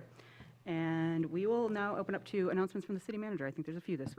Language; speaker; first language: English; native; English